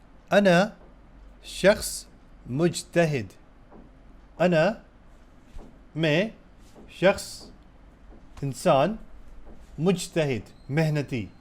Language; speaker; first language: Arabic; non-native, fluent; Urdu